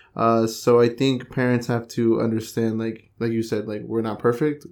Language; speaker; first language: English; native; English